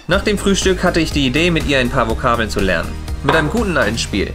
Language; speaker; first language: German; native; German